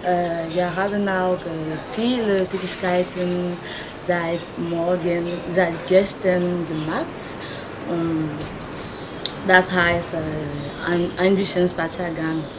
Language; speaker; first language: German; non-native, learner; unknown